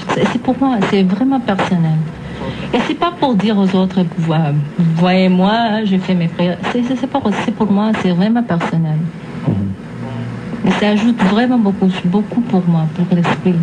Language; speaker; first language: French; non-native, fluent; English